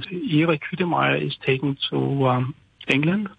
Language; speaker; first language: English; non-native, fluent; Danish